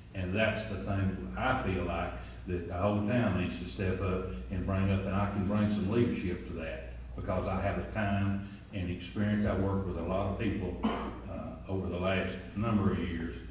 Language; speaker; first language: English; native; English